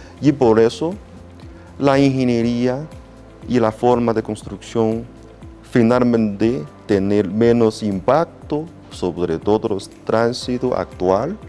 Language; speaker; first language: Spanish; non-native, learner; Chinese